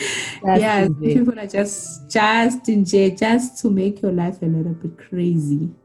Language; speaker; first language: English; non-native, local second language; Zulu